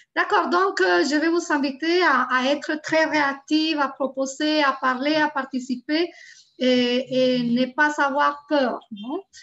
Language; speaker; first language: French; non-native, fluent; Spanish